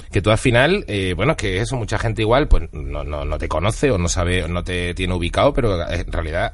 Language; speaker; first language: Spanish; native; Spanish